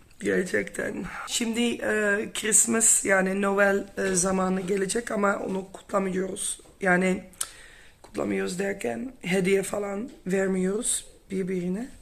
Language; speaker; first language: Turkish; non-native, fluent; Dutch